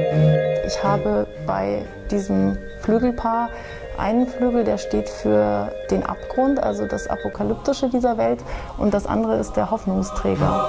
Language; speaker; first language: German; native; German